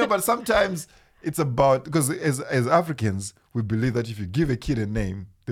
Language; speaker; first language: English; non-native, local second language; Shona